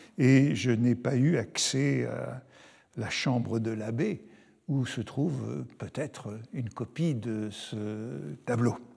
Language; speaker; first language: French; native; French